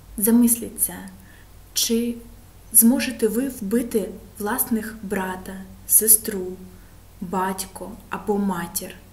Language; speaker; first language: Ukrainian; non-native, local second language; Russian